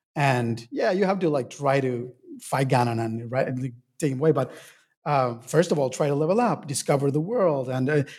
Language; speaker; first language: English; non-native, fluent; Spanish